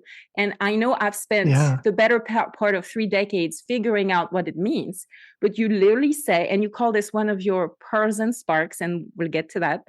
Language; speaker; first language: English; non-native, fluent; French